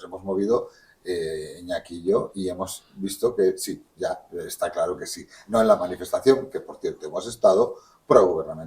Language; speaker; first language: Spanish; native; Spanish